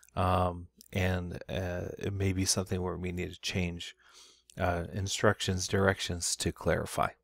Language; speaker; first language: English; native; English